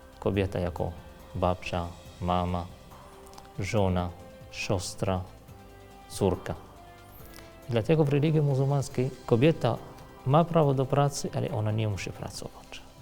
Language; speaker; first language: Polish; non-native, fluent; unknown